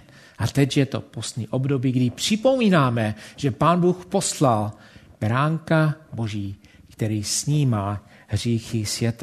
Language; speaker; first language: Czech; non-native, fluent; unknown